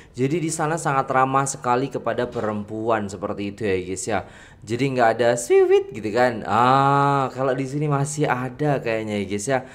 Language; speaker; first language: Indonesian; native; Indonesian